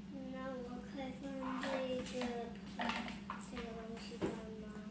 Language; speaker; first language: Chinese; early bilingual, heritage; Chinese